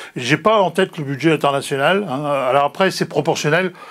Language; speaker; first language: French; native; French